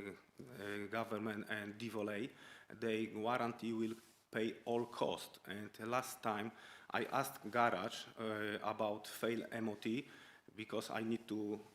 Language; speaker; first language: English; non-native, learner; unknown